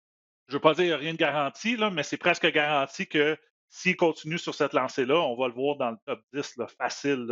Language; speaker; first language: French; native; French